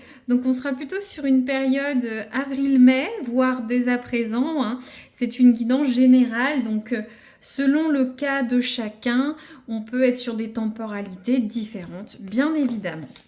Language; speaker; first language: French; native; French